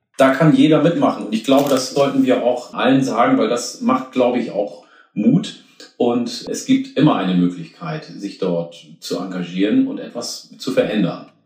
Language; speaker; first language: German; early bilingual, other home language; Oromo